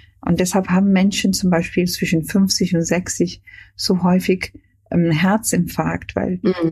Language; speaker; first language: German; non-native, fluent; Hungarian